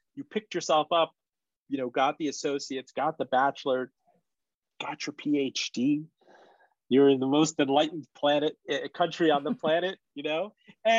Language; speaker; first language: English; early bilingual, other home language; Persian